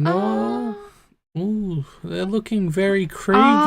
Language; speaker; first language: English; native; English